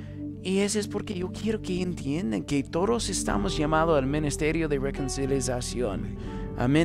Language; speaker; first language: Spanish; non-native, fluent; English